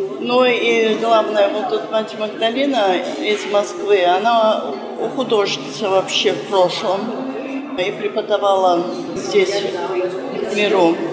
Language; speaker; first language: Russian; early bilingual, heritage; Russian